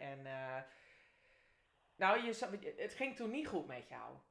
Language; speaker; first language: Dutch; native; Dutch